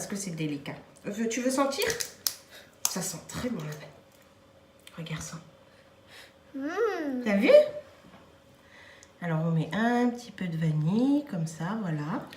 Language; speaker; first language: French; native; French